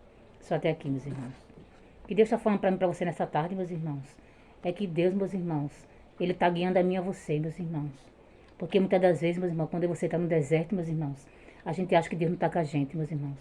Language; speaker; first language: Portuguese; native; Portuguese